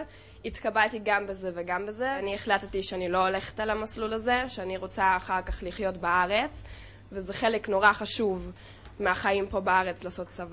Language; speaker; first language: Hebrew; early bilingual, heritage; Hebrew